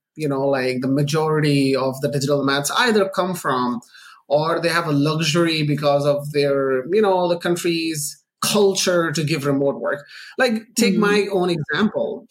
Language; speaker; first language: English; non-native, local second language; Urdu